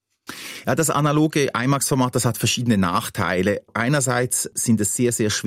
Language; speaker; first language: German; native; German